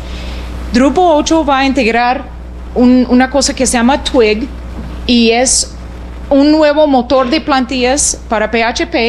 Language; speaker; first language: Spanish; non-native, fluent; English